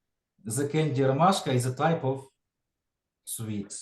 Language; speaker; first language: English; non-native, fluent; Ukrainian